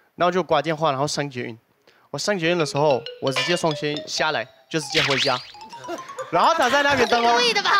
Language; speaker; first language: Chinese; non-native, fluent; Arabic